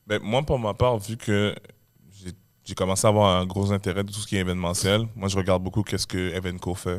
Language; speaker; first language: French; native; French